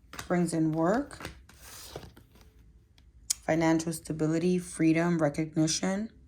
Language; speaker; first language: English; native; English